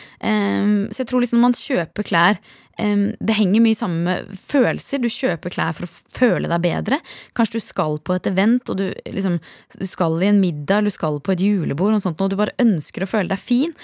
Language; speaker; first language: Norwegian; native; Norwegian